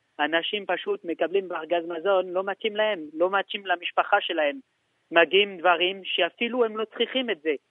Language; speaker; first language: Hebrew; non-native, fluent; French